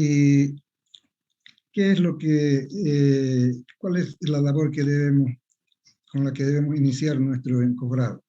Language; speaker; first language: Spanish; native; Spanish